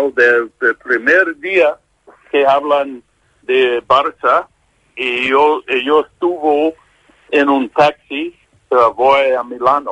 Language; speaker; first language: Spanish; non-native, learner; English